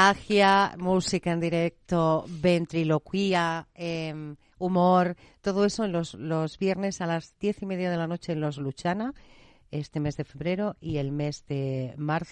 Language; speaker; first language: Spanish; native; Spanish